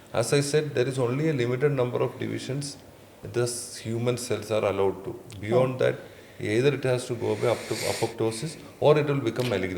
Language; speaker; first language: English; non-native, local second language; Malayalam